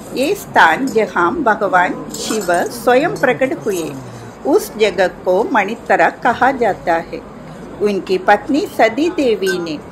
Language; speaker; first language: Hindi; non-native, local second language; Malayalam